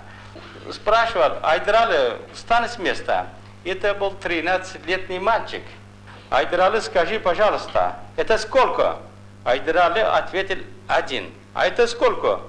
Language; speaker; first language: Russian; non-native, local second language; Kyrgyz